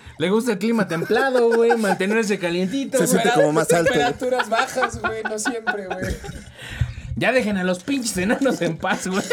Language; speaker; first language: Spanish; native; Spanish